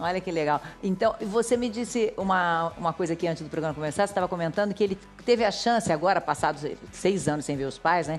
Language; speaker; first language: Portuguese; native; Portuguese